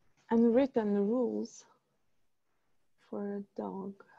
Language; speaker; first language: English; non-native, fluent; Romanian